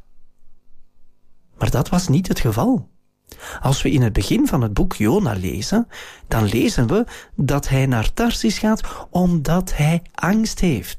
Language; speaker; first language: Dutch; native; Dutch